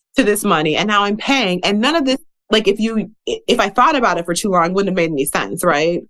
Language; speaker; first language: English; native; English